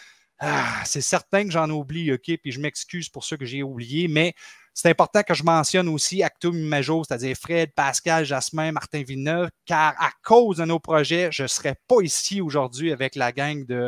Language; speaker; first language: French; native; French